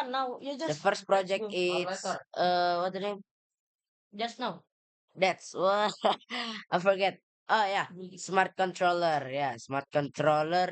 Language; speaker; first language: English; non-native, learner; Indonesian